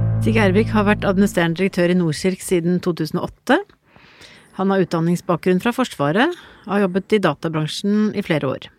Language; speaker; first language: Norwegian; native; Norwegian